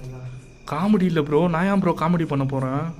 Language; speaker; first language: Tamil; native; Tamil